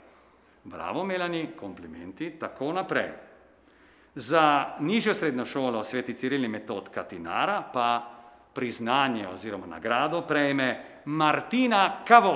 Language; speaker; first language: Slovenian; native; Slovenian